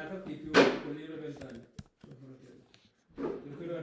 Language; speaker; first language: Italian; non-native, learner; Punjabi